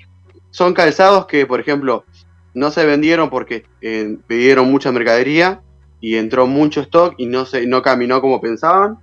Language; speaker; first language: Spanish; native; Spanish